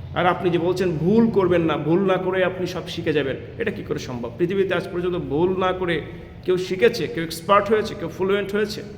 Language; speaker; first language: Bangla; native; Bangla